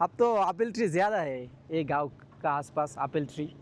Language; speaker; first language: Hindi; non-native, learner; Bangla